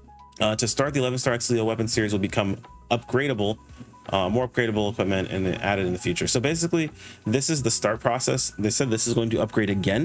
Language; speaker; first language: English; native; English